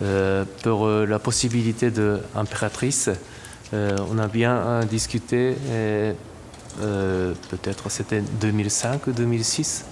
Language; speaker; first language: French; non-native, fluent; Japanese